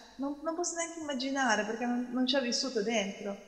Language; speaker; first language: Italian; non-native, fluent; Ukrainian